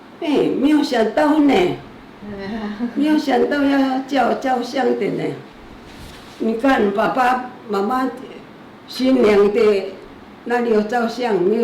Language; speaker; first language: Chinese; non-native, local second language; Amis